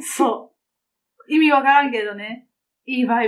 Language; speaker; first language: Japanese; non-native, learner; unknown